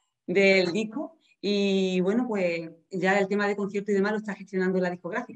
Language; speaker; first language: Spanish; native; Spanish